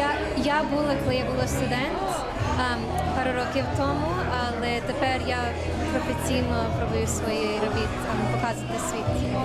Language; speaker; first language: Ukrainian; early bilingual, heritage; Ukrainian